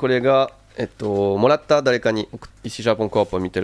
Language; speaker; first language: Japanese; non-native, fluent; French